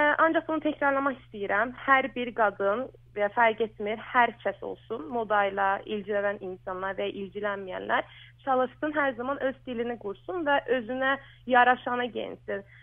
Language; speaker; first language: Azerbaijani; early bilingual, heritage; Azerbaijani